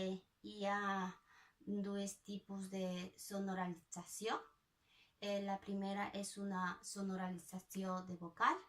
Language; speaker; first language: Catalan; non-native, local second language; Spanish